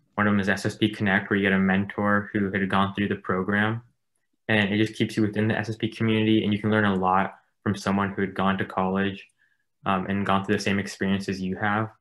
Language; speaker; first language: English; native; English